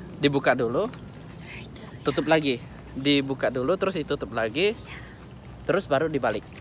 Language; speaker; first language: Indonesian; native; Indonesian